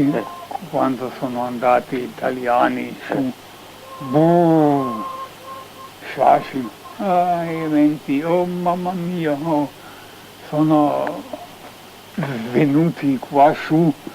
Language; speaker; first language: Italian; non-native, learner; Slovenian